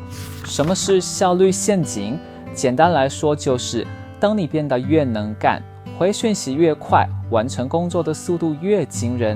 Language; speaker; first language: Chinese; native; Chinese